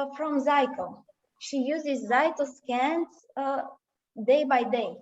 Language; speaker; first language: English; non-native, fluent; Romanian